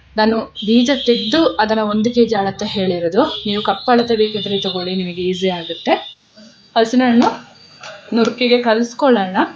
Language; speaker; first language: Kannada; non-native, local second language; Kodava